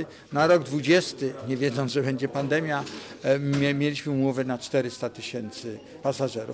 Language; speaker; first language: Polish; native; Polish